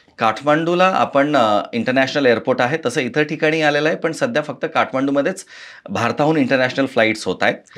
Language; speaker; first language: Marathi; non-native, fluent; Nepali